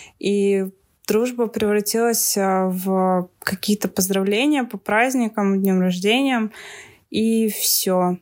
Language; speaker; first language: Russian; native; Russian